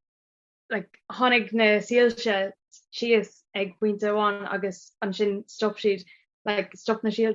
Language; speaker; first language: Irish; non-native, local second language; English